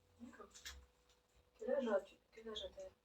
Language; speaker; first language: French; native; French